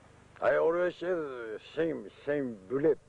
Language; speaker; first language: English; non-native, learner; Japanese